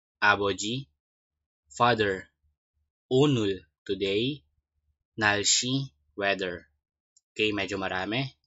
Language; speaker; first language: English; non-native, local second language; Filipino